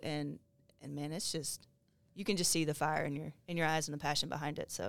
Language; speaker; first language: English; native; English